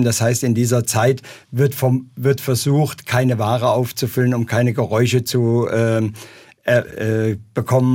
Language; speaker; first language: German; native; German